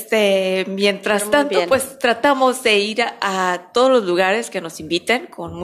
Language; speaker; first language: Spanish; native; Spanish